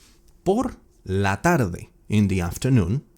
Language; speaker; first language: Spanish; non-native, fluent; English